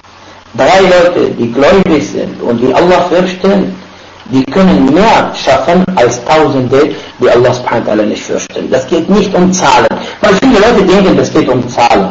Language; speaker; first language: German; non-native, fluent; Arabic